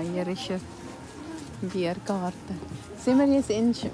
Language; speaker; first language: German; non-native, learner; Cebuano